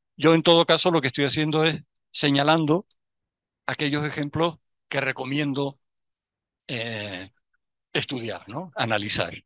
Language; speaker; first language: Spanish; native; Spanish